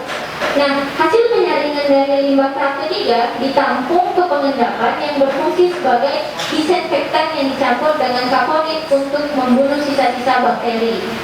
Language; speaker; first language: Indonesian; native; Indonesian